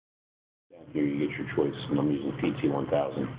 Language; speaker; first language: English; native; English